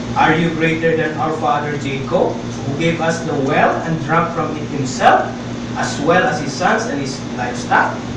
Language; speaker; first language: English; non-native, local second language; Filipino